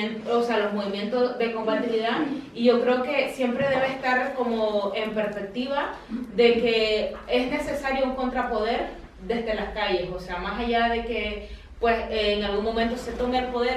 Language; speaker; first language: Spanish; native; Spanish